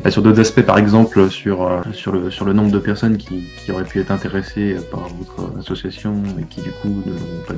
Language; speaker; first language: French; native; French